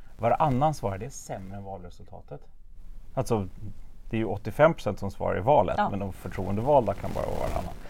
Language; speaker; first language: Swedish; native; Swedish